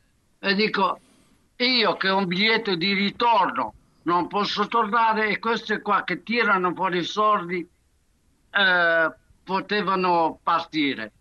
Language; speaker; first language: Italian; non-native, fluent; Arabic